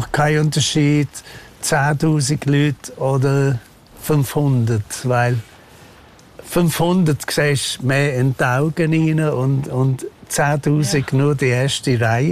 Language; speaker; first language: German; non-native, fluent; Maltese